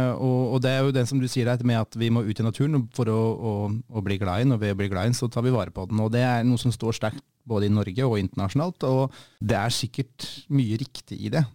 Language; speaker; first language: Norwegian; native; Norwegian